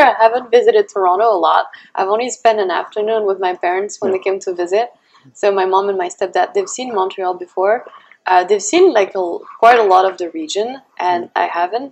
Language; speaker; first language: English; non-native, fluent; French